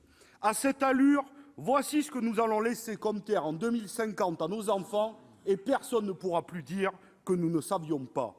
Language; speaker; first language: French; native; French